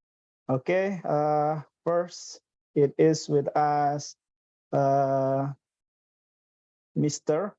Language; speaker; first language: English; non-native, fluent; Indonesian